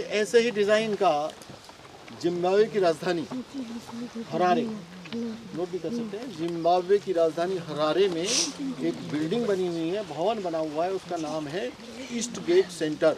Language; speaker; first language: Hindi; native; Hindi